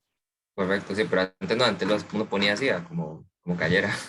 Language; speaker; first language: Spanish; native; Spanish